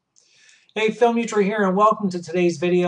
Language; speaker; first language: English; native; English